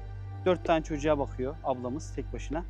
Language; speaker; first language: Turkish; native; Turkish